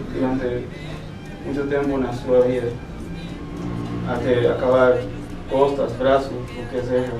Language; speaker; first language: Portuguese; non-native, fluent; Spanish